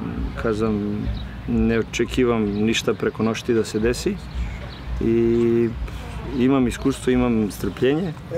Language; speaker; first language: Bulgarian; non-native, learner; Serbian